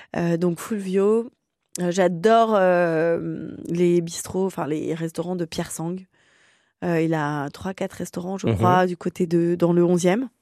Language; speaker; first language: French; native; French